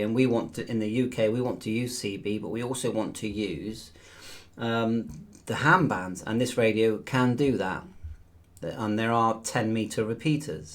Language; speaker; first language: English; native; English